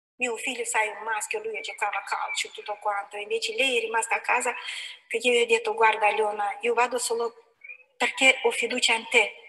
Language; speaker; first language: Italian; non-native, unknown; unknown